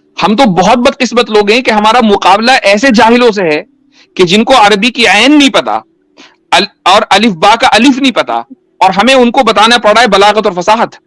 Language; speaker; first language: Urdu; native; Urdu